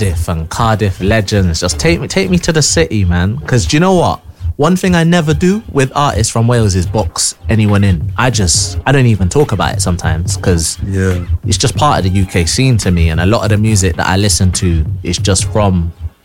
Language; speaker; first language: English; native; English